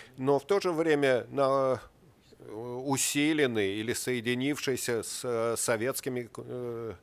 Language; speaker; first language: Russian; native; Russian